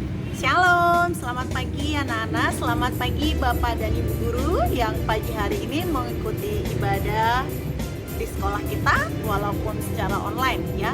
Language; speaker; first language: Indonesian; native; Indonesian